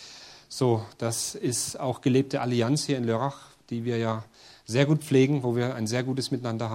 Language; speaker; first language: German; native; German